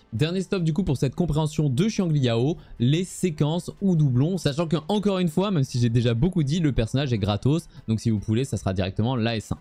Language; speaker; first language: French; native; French